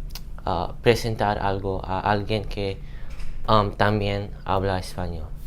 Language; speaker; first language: Spanish; non-native, learner; English